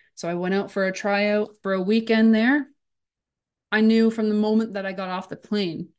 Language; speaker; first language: English; native; English